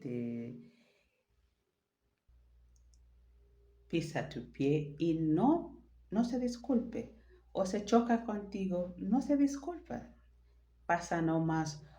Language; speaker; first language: Spanish; non-native, fluent; French